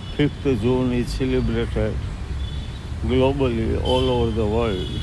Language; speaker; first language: English; non-native, local second language; Gujarati